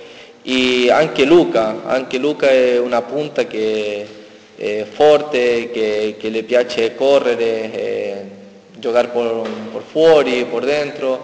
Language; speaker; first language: Italian; non-native, learner; Spanish